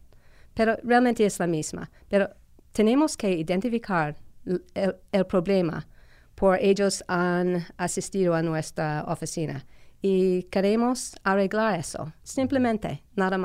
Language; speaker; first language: Spanish; non-native, fluent; English